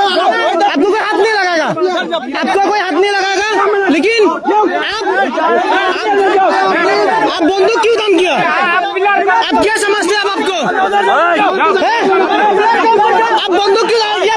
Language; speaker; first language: Hindi; non-native, learner; Bangla